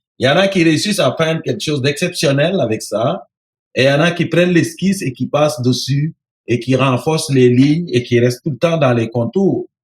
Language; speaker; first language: French; non-native, local second language; Serer